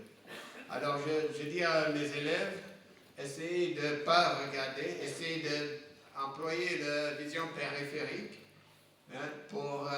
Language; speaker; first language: French; non-native, fluent; English